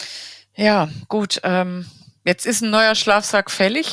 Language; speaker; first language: German; native; German